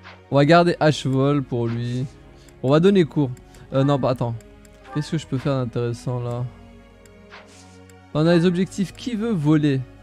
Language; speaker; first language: French; native; French